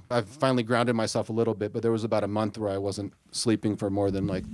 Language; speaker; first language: English; native; English